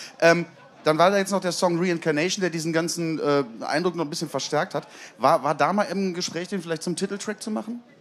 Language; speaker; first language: German; native; German